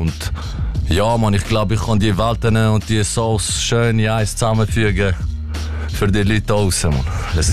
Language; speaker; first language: German; native; German